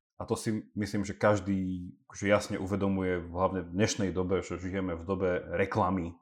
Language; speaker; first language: Slovak; early bilingual, heritage; English